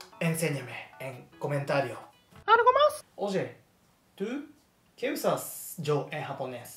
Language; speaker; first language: Spanish; non-native, learner; Japanese